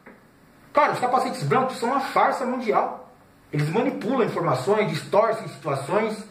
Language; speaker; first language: Portuguese; native; Portuguese